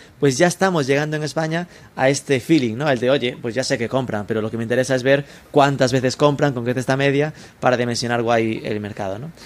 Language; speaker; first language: Spanish; native; Spanish